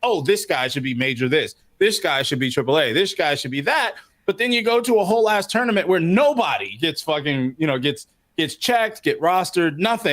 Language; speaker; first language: English; native; English